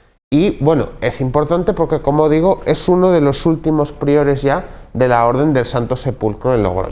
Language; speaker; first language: Spanish; native; Spanish